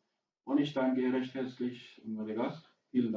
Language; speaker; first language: German; non-native, fluent; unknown